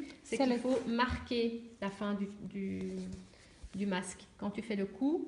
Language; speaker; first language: French; native; French